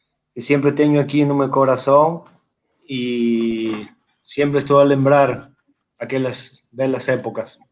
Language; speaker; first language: Portuguese; non-native, fluent; Spanish